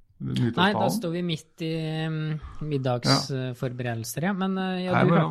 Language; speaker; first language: Norwegian; native; Norwegian